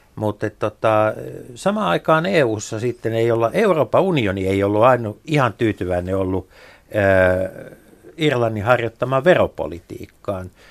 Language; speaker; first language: Finnish; native; Finnish